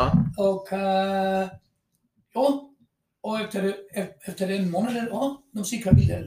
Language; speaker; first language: Swedish; non-native, fluent; Croatian